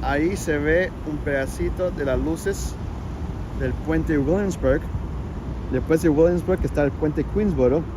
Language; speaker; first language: Spanish; early bilingual, heritage; Spanish